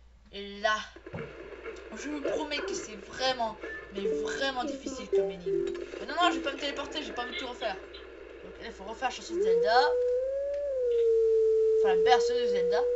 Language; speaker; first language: French; native; French